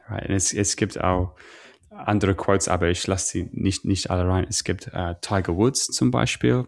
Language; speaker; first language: German; non-native, learner; English